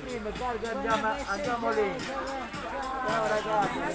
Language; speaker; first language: Italian; non-native, learner; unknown